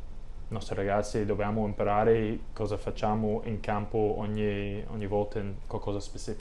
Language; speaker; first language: Italian; non-native, learner; English